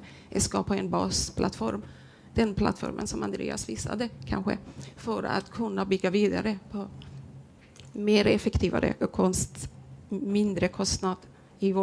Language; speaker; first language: Swedish; non-native, fluent; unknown